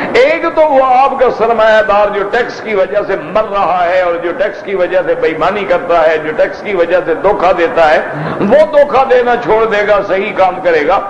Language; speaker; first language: Urdu; early bilingual, heritage; Urdu